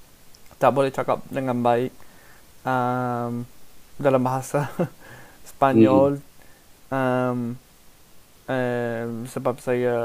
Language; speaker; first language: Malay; non-native, learner; English